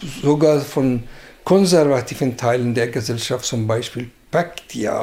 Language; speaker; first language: German; non-native, fluent; Persian